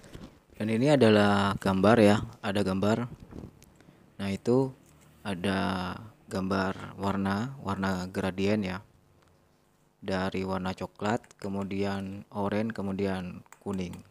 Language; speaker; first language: Indonesian; non-native, local second language; Madurese